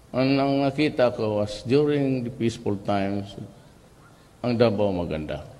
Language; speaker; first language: English; non-native, local second language; Cebuano